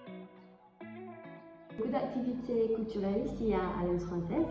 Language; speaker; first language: French; non-native, learner; English